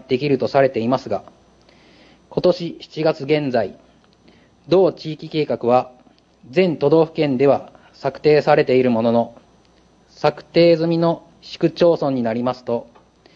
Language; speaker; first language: Japanese; native; Japanese